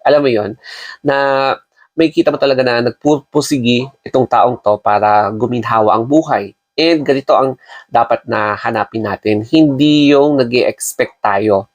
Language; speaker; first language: Filipino; non-native, local second language; Iloko